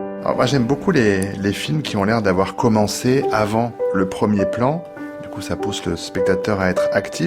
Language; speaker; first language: French; native; French